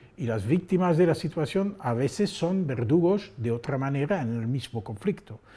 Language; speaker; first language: Spanish; non-native, fluent; Dutch